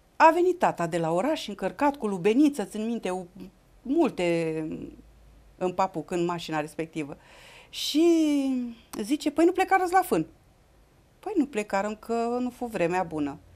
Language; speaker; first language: Romanian; native; Romanian